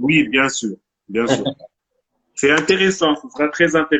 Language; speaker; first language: French; non-native, local second language; Arabic